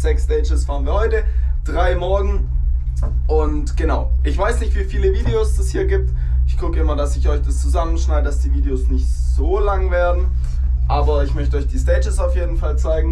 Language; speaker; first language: German; native; German